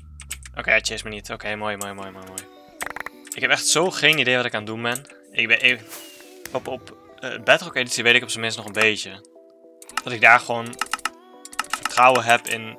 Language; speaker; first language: Dutch; native; Dutch